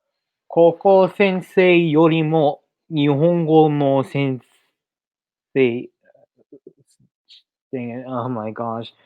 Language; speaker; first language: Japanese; non-native, learner; English